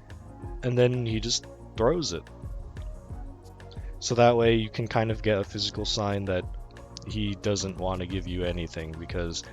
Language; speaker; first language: English; native; English